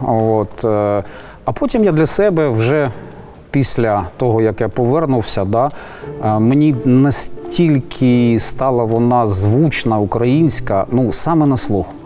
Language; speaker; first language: Ukrainian; non-native, local second language; Russian